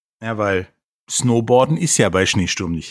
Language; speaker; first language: German; native; German